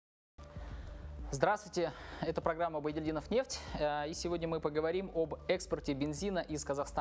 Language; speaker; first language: Russian; native; Russian